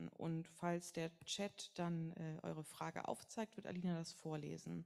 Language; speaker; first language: German; native; German